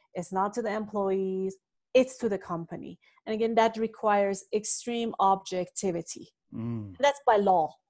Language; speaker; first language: English; non-native, fluent; Persian